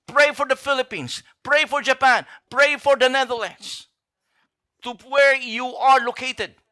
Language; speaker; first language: English; non-native, local second language; Filipino